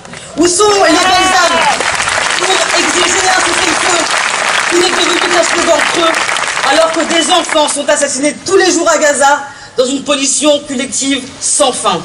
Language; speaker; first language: French; native; French